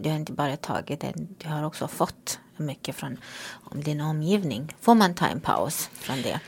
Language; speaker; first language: Swedish; non-native, fluent; Romanian